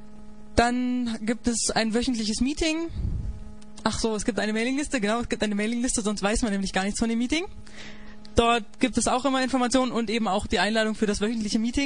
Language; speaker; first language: German; native; German